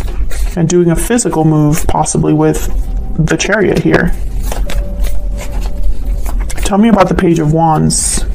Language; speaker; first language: English; native; English